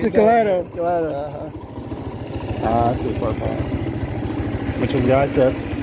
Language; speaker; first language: Spanish; non-native, learner; Turkish